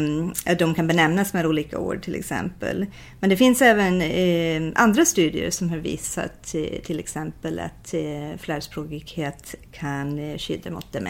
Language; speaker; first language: Swedish; non-native, fluent; English